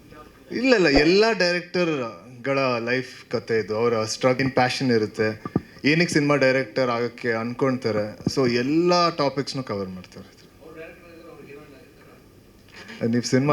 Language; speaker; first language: Kannada; native; Kannada